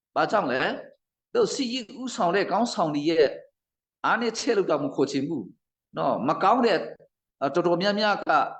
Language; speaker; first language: Burmese; non-native, local second language; Hakha Chin